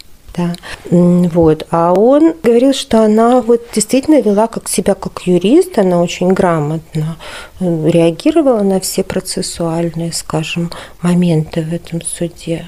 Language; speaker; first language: Russian; native; Russian